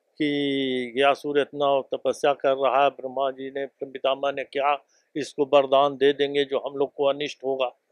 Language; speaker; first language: Hindi; native; Hindi